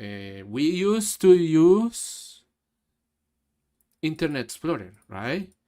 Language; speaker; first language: English; non-native, fluent; Spanish